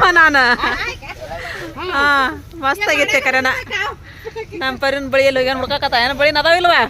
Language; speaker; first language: Kannada; non-native, local second language; Urdu